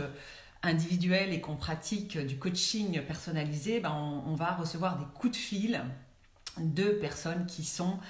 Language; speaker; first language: French; native; French